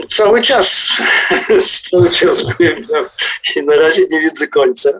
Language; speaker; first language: Polish; non-native, fluent; Ukrainian